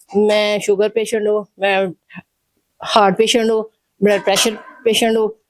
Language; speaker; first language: Urdu; non-native, local second language; Punjabi